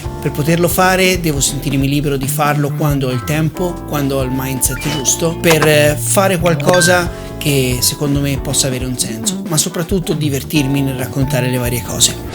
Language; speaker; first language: Italian; native; Italian